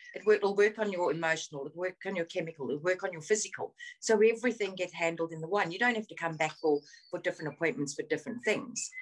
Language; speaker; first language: English; native; English